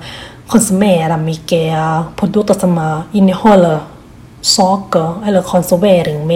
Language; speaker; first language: Swedish; non-native, learner; Thai